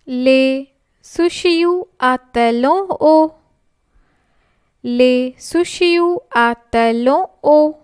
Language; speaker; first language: French; non-native, fluent; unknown